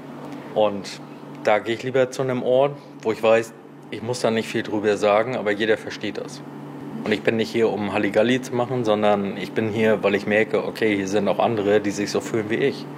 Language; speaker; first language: German; native; German